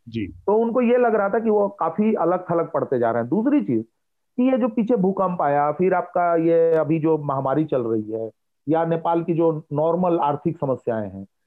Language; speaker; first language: Hindi; native; Hindi